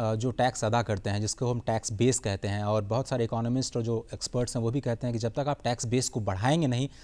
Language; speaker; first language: Hindi; native; Hindi